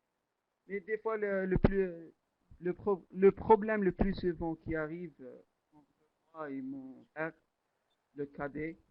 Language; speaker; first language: French; non-native, learner; Arabic